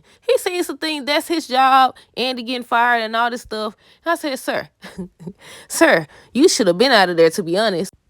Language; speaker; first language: English; native; English